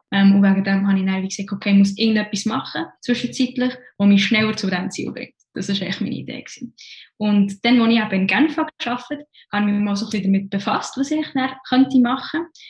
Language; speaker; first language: German; early bilingual, other home language; Arabic